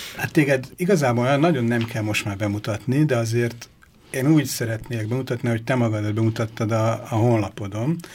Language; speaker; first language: Hungarian; native; Hungarian